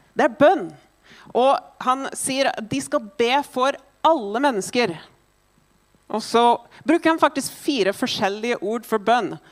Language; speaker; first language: Norwegian; non-native, fluent; English